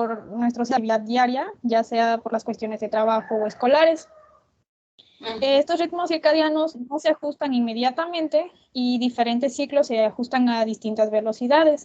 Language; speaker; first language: Spanish; native; Spanish